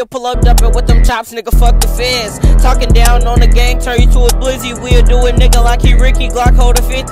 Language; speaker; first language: English; native; English